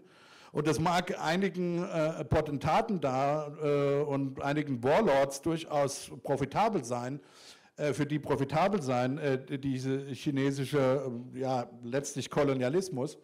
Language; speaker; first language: German; native; German